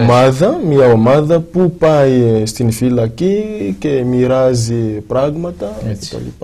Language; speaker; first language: Greek; non-native, fluent; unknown